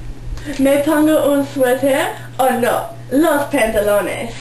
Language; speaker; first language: Spanish; non-native, learner; English